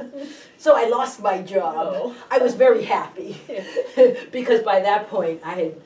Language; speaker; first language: English; native; English